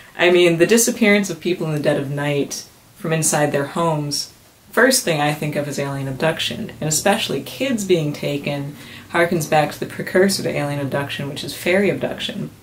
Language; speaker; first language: English; native; English